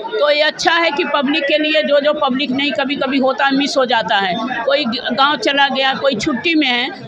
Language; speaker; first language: Hindi; non-native, local second language; Urdu